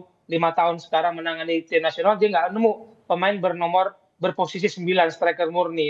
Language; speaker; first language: Indonesian; native; Indonesian